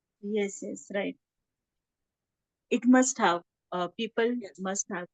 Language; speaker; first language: English; non-native, learner; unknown